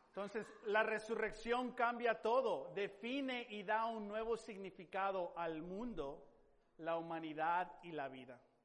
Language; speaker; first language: Spanish; non-native, fluent; English